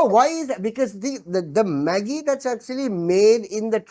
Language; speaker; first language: English; non-native, local second language; Sinhala